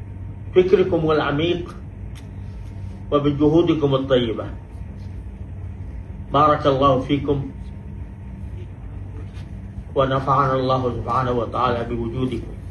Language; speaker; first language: Arabic; non-native, fluent; Urdu